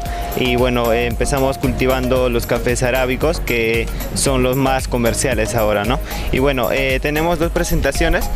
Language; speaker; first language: Spanish; native; Spanish